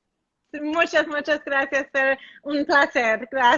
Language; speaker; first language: Spanish; non-native, learner; English